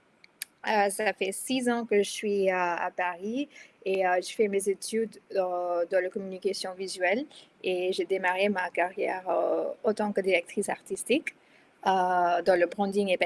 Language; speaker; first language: French; non-native, fluent; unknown